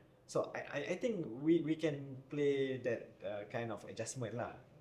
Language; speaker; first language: English; non-native, local second language; Malay